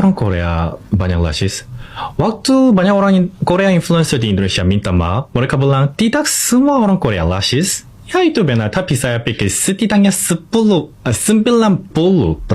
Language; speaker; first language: Indonesian; non-native, fluent; Korean